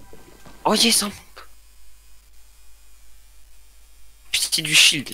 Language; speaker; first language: French; native; French